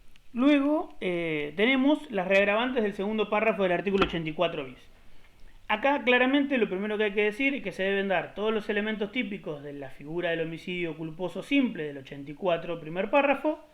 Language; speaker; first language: Spanish; native; Spanish